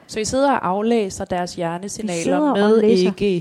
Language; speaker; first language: Danish; native; Danish